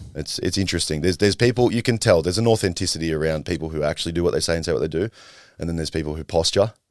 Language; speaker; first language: English; native; English